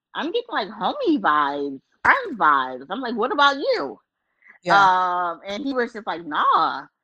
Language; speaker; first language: English; native; English